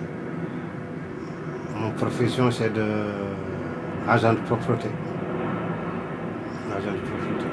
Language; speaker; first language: French; non-native, local second language; Fula